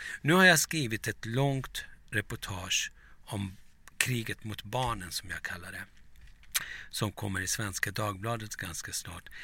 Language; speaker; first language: Swedish; early bilingual, other home language; Turoyo